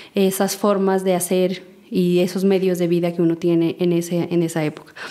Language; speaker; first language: Spanish; native; Spanish